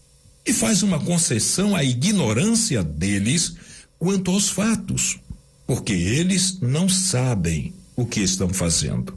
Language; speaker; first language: Portuguese; native; Portuguese